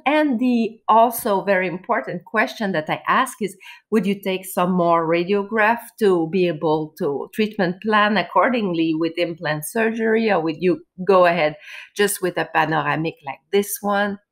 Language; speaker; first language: English; non-native, fluent; French